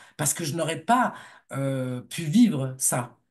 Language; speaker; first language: French; native; French